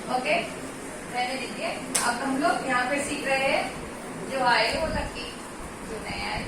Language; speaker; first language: Hindi; non-native, local second language; Telugu